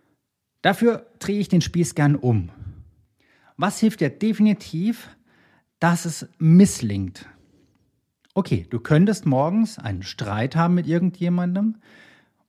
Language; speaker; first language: German; native; German